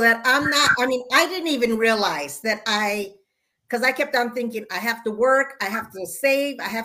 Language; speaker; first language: English; early bilingual, other home language; Spanish